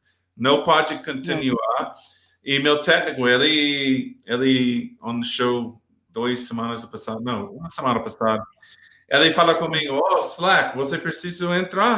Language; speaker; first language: Portuguese; non-native, learner; English